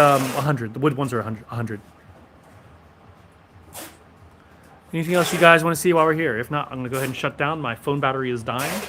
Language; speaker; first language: English; native; English